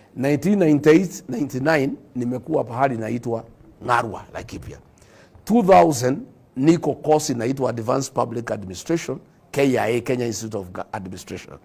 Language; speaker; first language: Swahili; non-native, local second language; Kikuyu